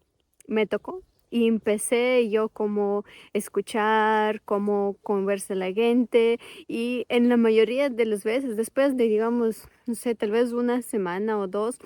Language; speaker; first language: Spanish; non-native, fluent; Ukrainian